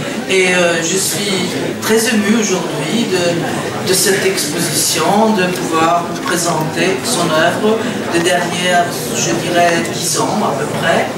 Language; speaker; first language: French; non-native, fluent; Czech